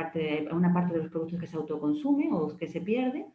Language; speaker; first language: Spanish; native; Spanish